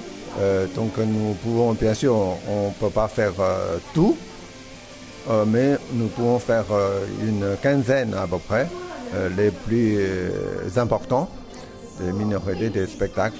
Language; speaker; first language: French; non-native, fluent; Chinese